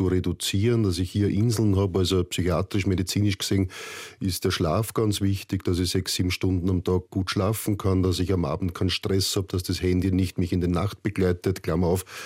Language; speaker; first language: German; native; German